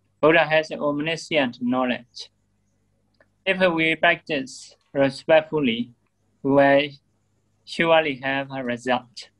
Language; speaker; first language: English; non-native, learner; Burmese